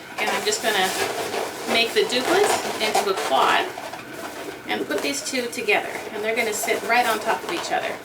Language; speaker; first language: English; native; English